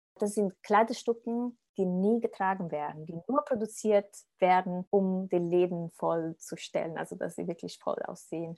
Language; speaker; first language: German; non-native, fluent; Italian